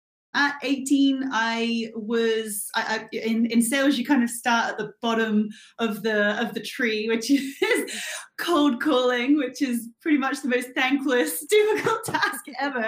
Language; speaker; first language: English; native; English